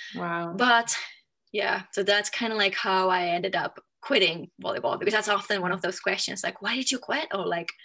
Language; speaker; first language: English; non-native, fluent; Finnish